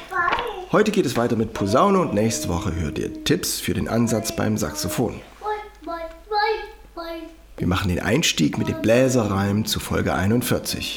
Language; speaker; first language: German; native; German